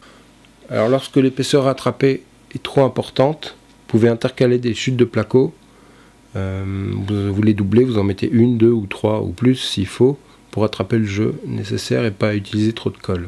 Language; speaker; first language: French; native; French